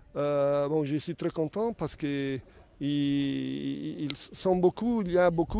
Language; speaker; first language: French; non-native, learner; Italian